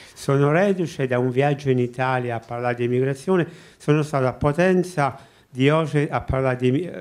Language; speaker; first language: Italian; native; Italian